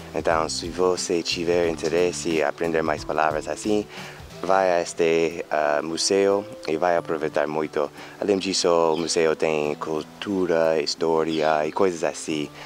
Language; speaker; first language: Portuguese; non-native, fluent; English